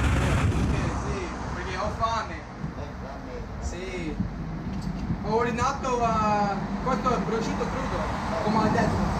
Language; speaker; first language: Italian; non-native, learner; English